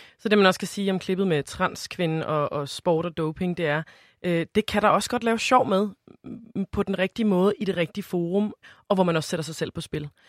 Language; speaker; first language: Danish; native; Danish